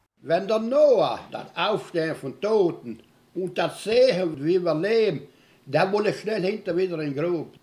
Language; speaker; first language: German; early bilingual, heritage; German